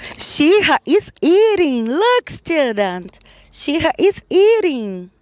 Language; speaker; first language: English; non-native, learner; Portuguese